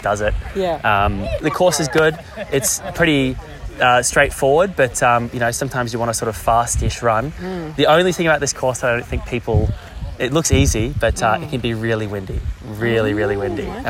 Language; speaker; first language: English; native; English